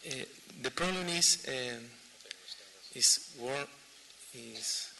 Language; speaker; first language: English; non-native, learner; Spanish